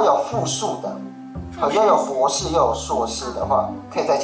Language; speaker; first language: Chinese; native; Chinese